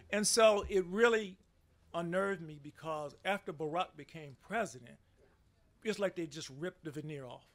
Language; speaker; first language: English; native; English